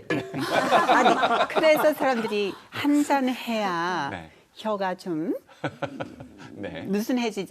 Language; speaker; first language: Korean; non-native, fluent; English